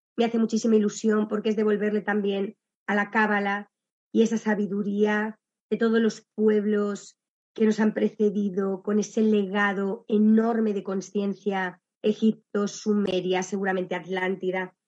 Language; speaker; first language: Spanish; native; Spanish